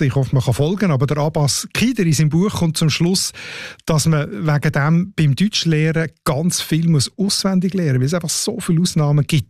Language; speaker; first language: German; native; German